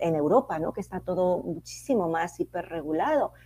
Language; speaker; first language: Spanish; native; Spanish